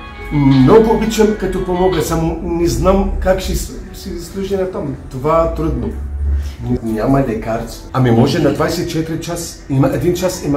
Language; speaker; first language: Bulgarian; non-native, learner; Arabic